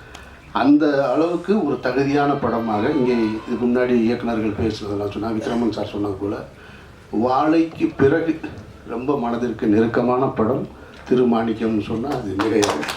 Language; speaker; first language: Tamil; native; Tamil